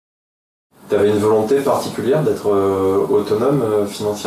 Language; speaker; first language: French; native; French